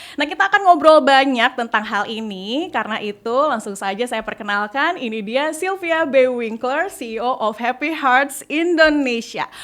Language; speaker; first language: Indonesian; native; Indonesian